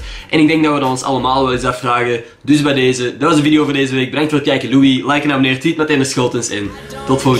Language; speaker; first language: Dutch; native; Dutch